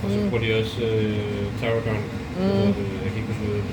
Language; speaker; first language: Danish; native; Danish